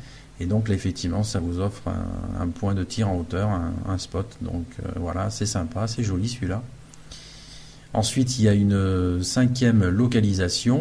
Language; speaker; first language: French; native; French